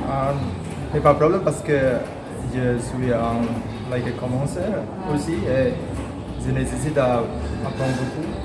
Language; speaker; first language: French; non-native, learner; Indonesian